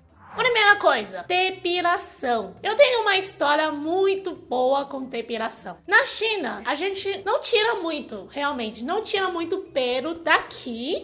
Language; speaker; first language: Portuguese; non-native, fluent; Chinese